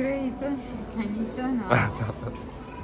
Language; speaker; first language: Korean; non-native, learner; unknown